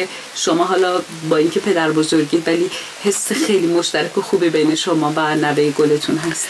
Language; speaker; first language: Persian; native; Persian